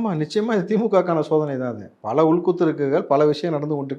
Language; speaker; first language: Tamil; native; Tamil